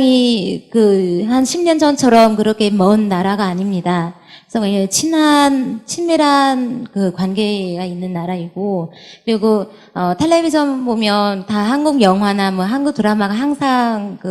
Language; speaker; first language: Korean; non-native, fluent; Vietnamese